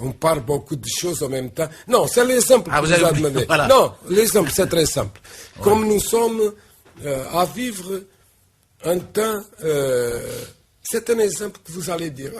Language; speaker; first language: French; non-native, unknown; Portuguese